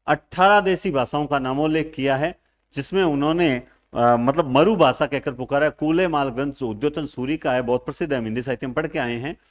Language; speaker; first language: Hindi; native; Hindi